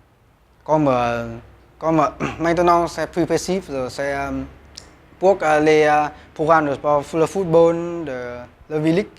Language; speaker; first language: French; non-native, learner; Vietnamese